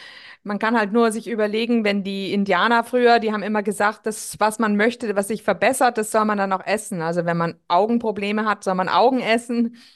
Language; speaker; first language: German; native; German